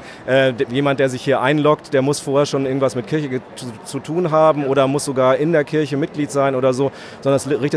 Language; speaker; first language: German; native; German